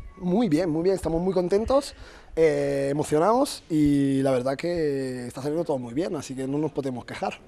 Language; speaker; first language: Spanish; non-native, fluent; Italian